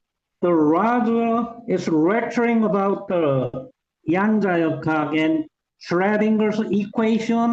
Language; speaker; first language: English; non-native, learner; Korean